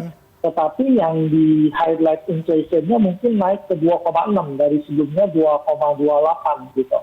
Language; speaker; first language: Indonesian; native; Indonesian